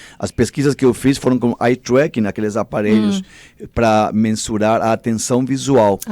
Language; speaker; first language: Portuguese; non-native, fluent; Spanish